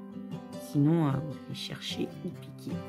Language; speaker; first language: French; native; French